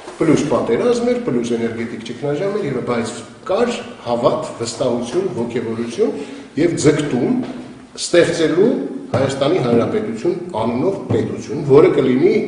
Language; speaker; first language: Armenian; native; Armenian